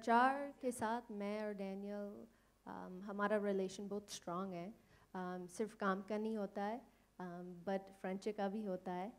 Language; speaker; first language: Hindi; non-native, learner; English